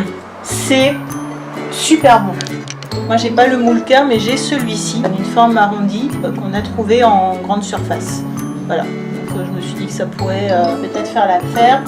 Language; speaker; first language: French; native; French